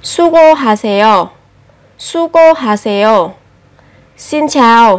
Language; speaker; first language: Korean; non-native, fluent; Vietnamese